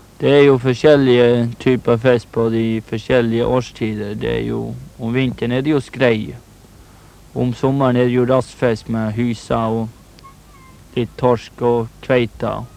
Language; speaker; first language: Norwegian; native; Norwegian